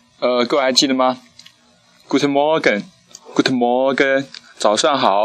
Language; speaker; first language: German; non-native, learner; Chinese